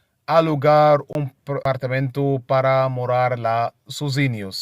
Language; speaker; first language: Portuguese; non-native, fluent; Arabic